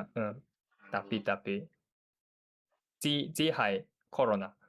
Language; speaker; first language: Chinese; non-native, learner; Japanese